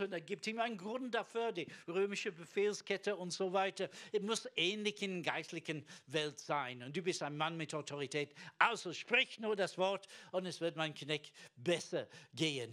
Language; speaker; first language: German; non-native, fluent; English